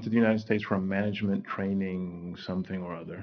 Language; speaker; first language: English; non-native, fluent; Spanish